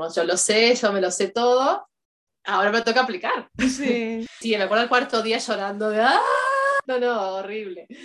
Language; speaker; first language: Spanish; native; Spanish